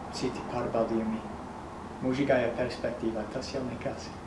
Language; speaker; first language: Latvian; non-native, fluent; English